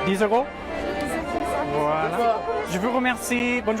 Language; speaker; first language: French; non-native, fluent; English